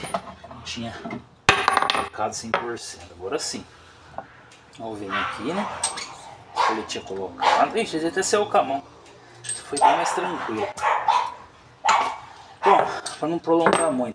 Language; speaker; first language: Portuguese; native; Portuguese